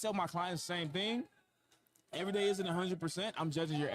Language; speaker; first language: English; native; English